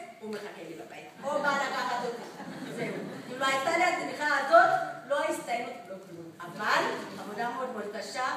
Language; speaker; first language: Hebrew; non-native, fluent; Amharic